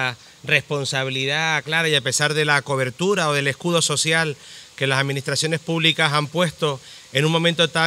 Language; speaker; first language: Spanish; native; Spanish